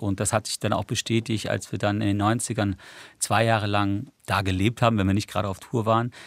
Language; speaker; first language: German; early bilingual, other home language; English